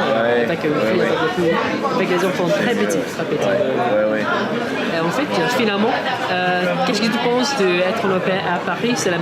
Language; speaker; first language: French; non-native, learner; English